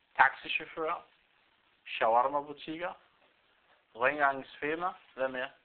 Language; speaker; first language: Danish; non-native, fluent; Arabic